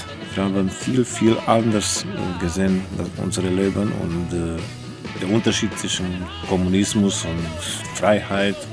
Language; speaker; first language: German; non-native, fluent; Romanian